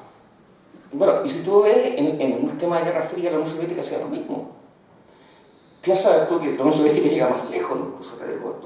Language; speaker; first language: Spanish; native; Spanish